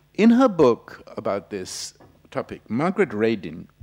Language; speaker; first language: English; native; English